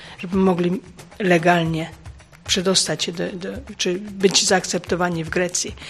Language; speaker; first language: Polish; native; Polish